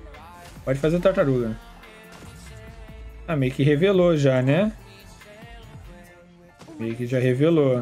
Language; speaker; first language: Portuguese; native; Portuguese